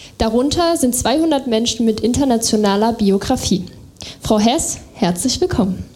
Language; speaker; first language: German; native; German